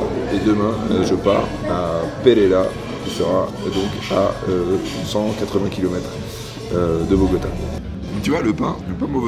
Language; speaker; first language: French; native; French